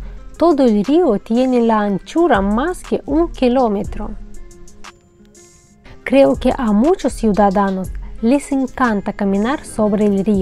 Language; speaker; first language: Spanish; non-native, fluent; Russian